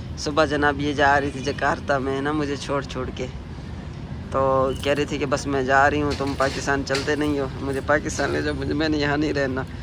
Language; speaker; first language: Urdu; non-native, local second language; Punjabi